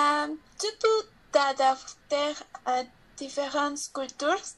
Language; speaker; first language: French; non-native, learner; Spanish